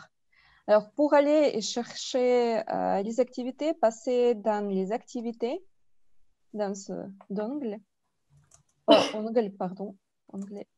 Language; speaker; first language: French; non-native, fluent; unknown